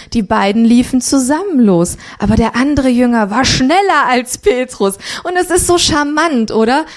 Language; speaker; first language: German; early bilingual, other home language; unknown